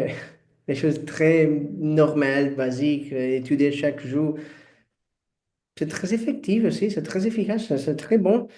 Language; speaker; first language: French; non-native, learner; Portuguese